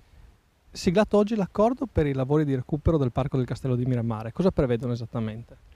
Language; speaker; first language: Italian; native; Italian